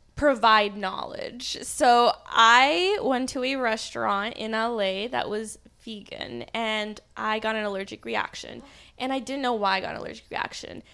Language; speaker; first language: English; native; English